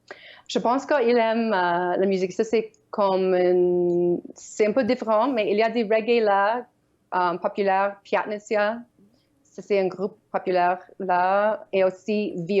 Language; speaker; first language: French; non-native, learner; Ukrainian